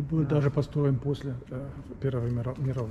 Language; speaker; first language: Russian; non-native, fluent; German